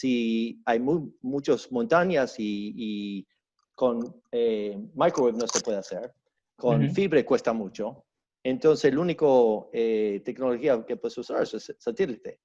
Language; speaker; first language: Spanish; early bilingual, heritage; Spanish